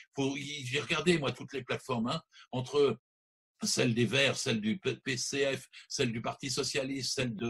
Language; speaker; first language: French; native; French